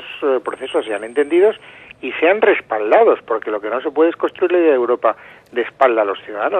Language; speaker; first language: Spanish; native; Spanish